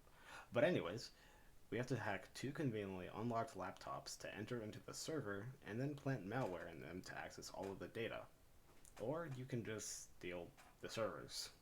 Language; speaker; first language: English; native; English